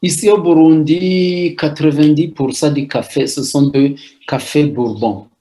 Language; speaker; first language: French; non-native, local second language; Rundi